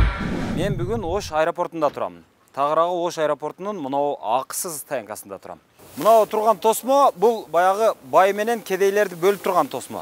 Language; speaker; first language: Kyrgyz; native; Kyrgyz